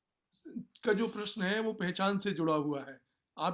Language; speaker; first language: Hindi; native; Hindi